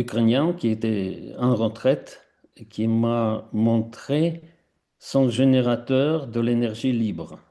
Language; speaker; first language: French; non-native, fluent; Russian